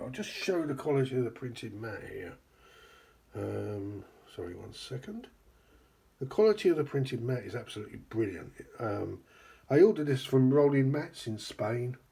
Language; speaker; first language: English; native; English